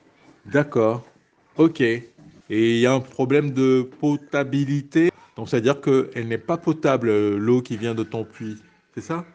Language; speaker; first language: French; native; French